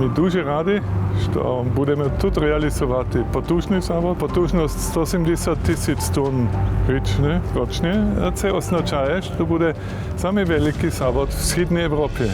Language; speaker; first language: Ukrainian; non-native, learner; German